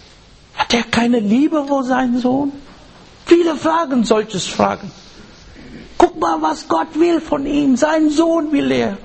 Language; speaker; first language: German; non-native, learner; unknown